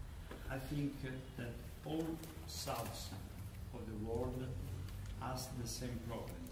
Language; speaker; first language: English; non-native, learner; Italian